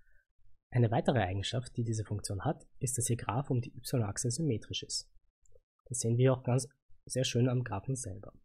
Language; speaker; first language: German; native; German